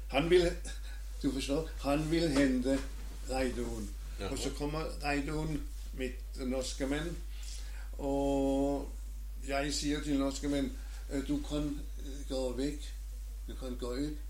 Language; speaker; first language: Danish; non-native, learner; German